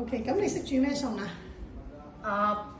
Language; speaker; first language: Cantonese; native; Cantonese